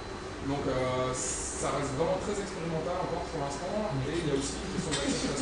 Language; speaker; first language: French; native; French